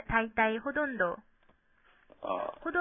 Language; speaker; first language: Japanese; non-native, fluent; Korean